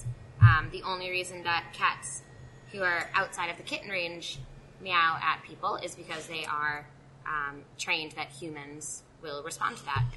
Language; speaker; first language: English; native; English